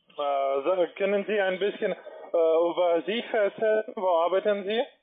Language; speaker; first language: German; non-native, learner; Russian